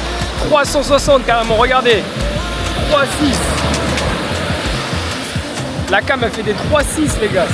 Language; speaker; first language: French; native; French